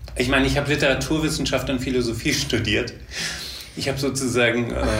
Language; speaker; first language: German; native; German